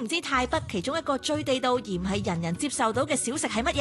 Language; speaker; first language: Cantonese; native; Cantonese